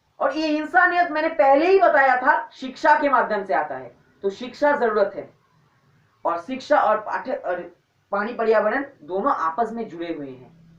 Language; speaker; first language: Hindi; non-native, local second language; Bangla